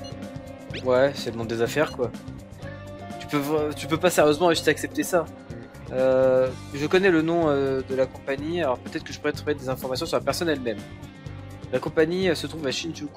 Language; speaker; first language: French; native; French